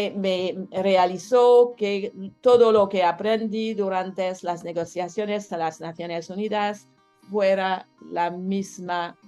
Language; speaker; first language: Spanish; non-native, learner; French